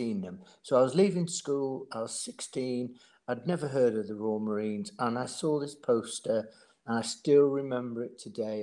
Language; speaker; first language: English; native; English